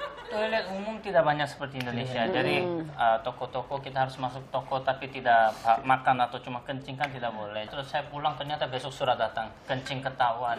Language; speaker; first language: Indonesian; non-native, learner; Korean